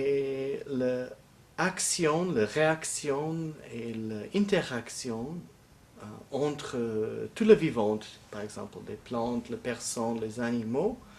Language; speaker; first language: French; non-native, fluent; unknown